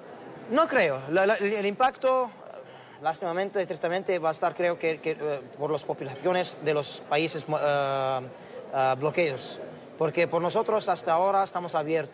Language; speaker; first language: Spanish; non-native, learner; Arabic